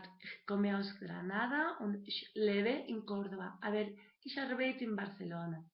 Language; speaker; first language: German; non-native, learner; Spanish